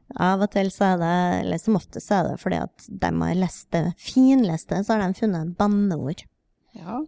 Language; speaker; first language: Norwegian; native; Norwegian